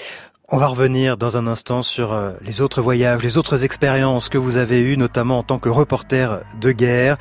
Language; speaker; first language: French; native; French